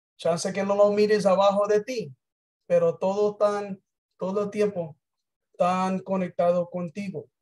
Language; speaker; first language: Spanish; early bilingual, heritage; English